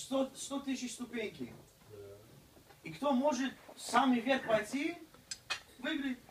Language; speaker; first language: Russian; early bilingual, heritage; Russian